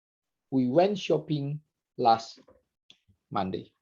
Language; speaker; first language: English; non-native, fluent; Indonesian